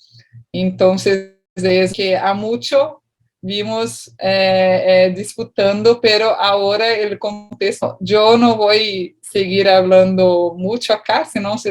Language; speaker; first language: Spanish; non-native, learner; Portuguese